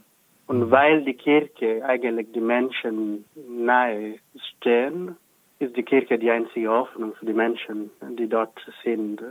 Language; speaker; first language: German; non-native, fluent; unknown